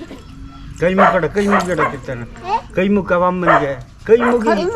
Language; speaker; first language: Hindi; non-native, local second language; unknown